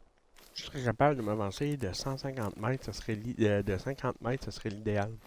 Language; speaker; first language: French; native; French